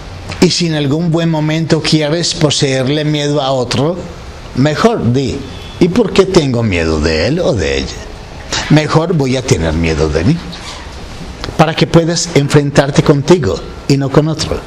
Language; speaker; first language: Spanish; native; Spanish